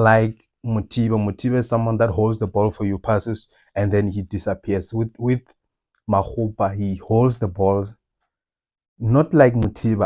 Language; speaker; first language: English; non-native, local second language; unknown